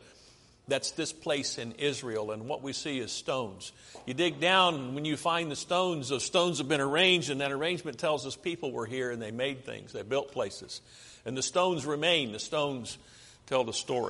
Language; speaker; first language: English; native; English